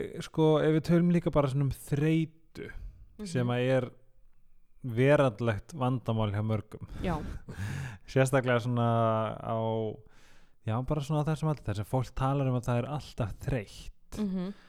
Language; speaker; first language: Icelandic; native; Icelandic